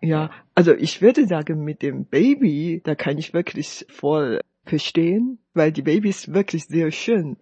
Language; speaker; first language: German; non-native, fluent; Chinese